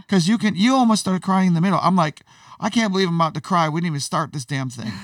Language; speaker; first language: English; native; English